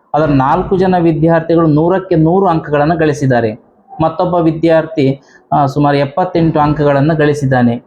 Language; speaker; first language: Kannada; native; Kannada